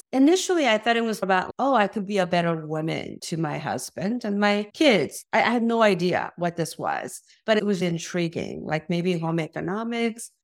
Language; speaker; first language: English; early bilingual, other home language; Korean